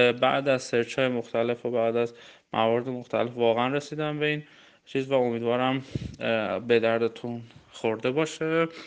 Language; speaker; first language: Persian; non-native, local second language; Armenian